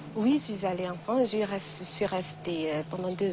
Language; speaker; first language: French; non-native, fluent; Indonesian